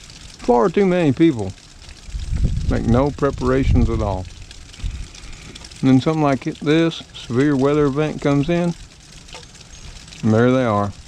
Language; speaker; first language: English; native; English